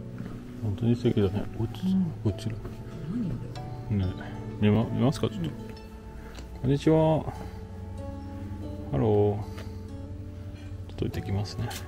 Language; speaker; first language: Japanese; non-native, learner; French